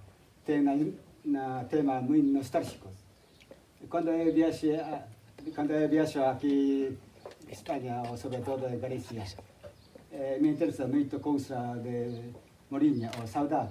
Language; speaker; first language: Spanish; non-native, fluent; Japanese